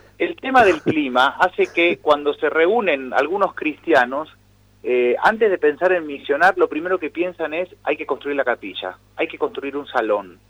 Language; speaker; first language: Spanish; native; Spanish